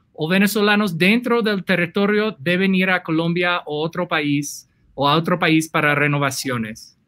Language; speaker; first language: Spanish; non-native, fluent; English